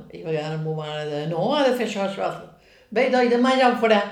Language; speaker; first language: Catalan; native; Catalan